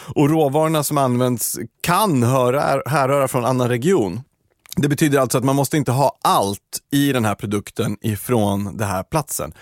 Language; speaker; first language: Swedish; native; Swedish